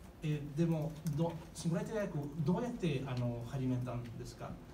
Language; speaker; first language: Japanese; non-native, fluent; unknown